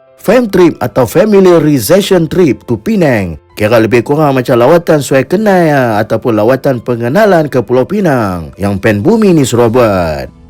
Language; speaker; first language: Malay; native; Malay